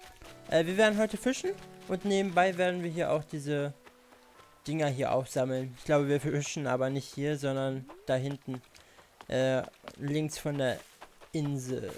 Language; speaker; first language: German; native; German